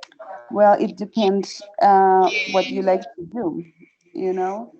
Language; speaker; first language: English; non-native, fluent; Spanish